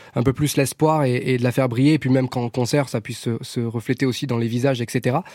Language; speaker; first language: French; native; French